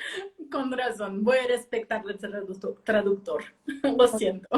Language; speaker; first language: Spanish; non-native, learner; Portuguese